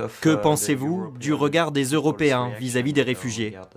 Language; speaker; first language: French; native; French